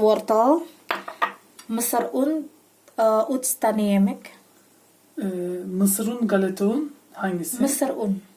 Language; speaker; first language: Turkish; non-native, learner; Indonesian